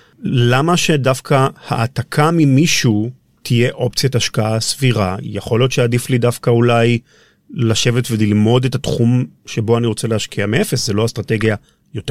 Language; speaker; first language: Hebrew; native; Hebrew